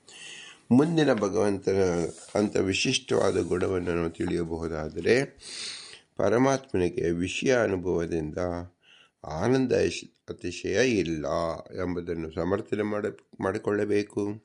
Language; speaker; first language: Kannada; native; Kannada